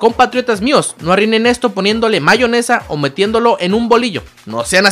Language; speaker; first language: Spanish; native; Spanish